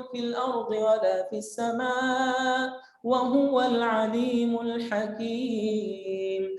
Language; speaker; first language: Arabic; native; Arabic